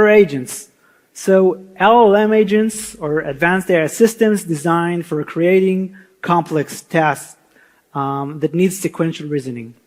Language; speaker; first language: English; non-native, fluent; Hebrew